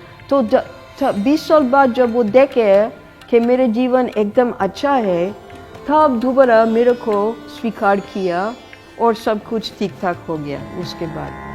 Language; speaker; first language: Hindi; non-native, fluent; English